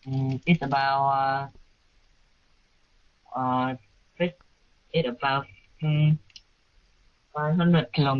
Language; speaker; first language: English; non-native, learner; Vietnamese